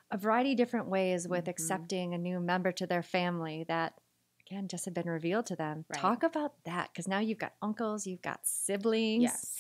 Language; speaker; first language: English; native; English